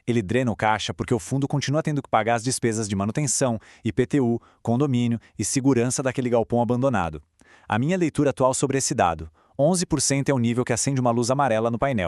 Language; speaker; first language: Portuguese; native; Portuguese